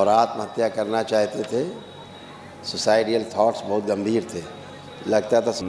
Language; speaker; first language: Hindi; native; Hindi